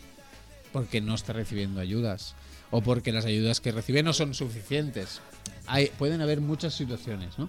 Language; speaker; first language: Spanish; native; Spanish